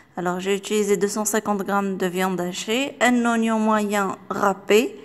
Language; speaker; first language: French; non-native, local second language; Arabic